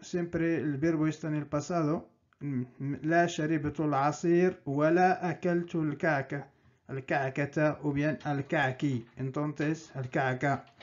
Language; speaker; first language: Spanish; non-native, fluent; Arabic